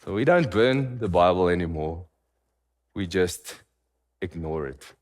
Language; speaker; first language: English; non-native, local second language; Afrikaans